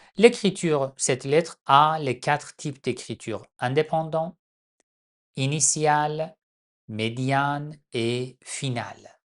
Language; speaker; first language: French; non-native, fluent; Persian